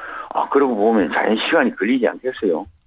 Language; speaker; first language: Korean; native; Korean